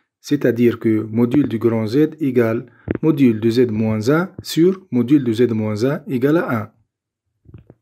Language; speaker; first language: French; non-native, local second language; Arabic